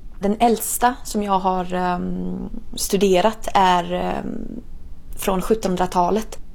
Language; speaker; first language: Swedish; non-native, fluent; Italian